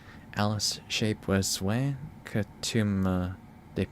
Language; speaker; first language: French; non-native, learner; English